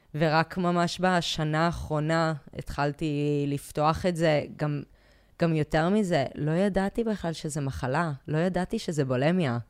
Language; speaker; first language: Hebrew; early bilingual, other home language; English